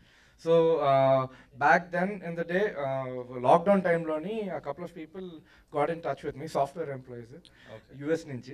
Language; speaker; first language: Telugu; native; Telugu